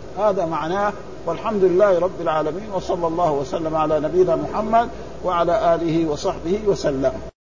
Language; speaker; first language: Arabic; native; Arabic